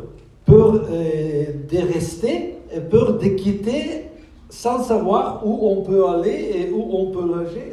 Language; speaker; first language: French; non-native, fluent; Russian